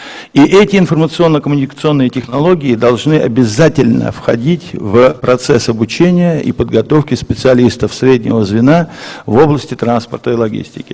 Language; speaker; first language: Russian; native; Russian